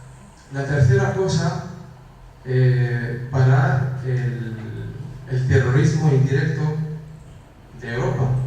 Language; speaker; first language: Spanish; non-native, fluent; Kurdish